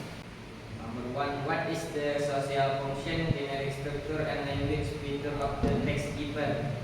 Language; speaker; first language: English; non-native, learner; Indonesian